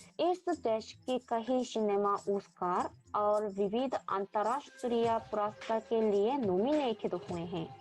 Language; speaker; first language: Hindi; non-native, learner; Korean